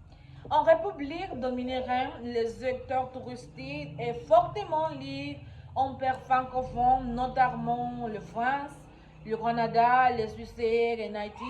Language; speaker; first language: French; non-native, learner; Spanish